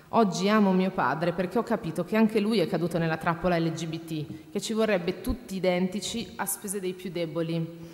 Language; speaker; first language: Italian; native; Italian